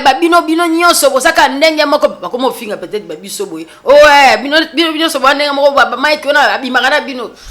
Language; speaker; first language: Lingala; non-native, local second language; Luba-Lulua